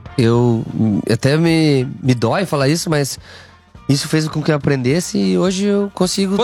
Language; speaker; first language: Portuguese; native; Portuguese